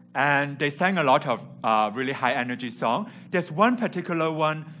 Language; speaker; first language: English; non-native, local second language; Cantonese